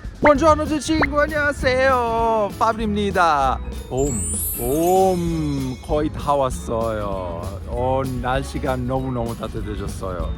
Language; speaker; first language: Korean; non-native, learner; Italian